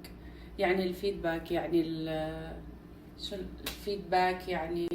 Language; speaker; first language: Arabic; native; Arabic